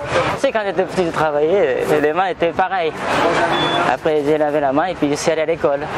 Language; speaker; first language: French; non-native, fluent; Japanese